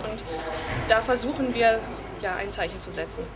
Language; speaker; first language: German; native; German